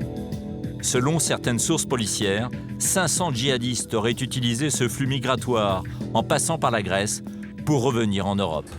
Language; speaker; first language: French; native; French